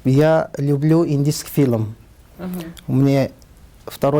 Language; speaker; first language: Russian; non-native, learner; Tajik